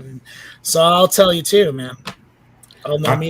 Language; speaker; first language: English; native; English